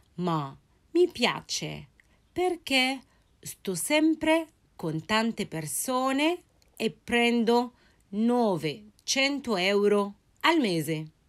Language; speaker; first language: Italian; non-native, fluent; Arabic